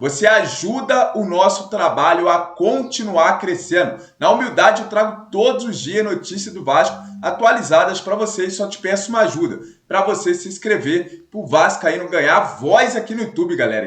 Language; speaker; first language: Portuguese; native; Portuguese